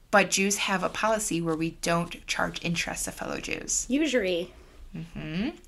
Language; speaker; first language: English; native; English